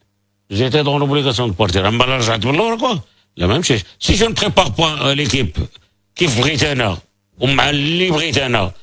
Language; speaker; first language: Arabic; native; Arabic